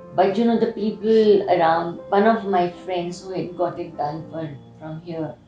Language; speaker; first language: English; non-native, local second language; Hindi